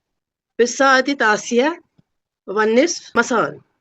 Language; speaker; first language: Arabic; non-native, learner; Urdu